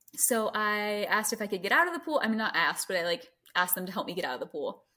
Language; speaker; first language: English; native; English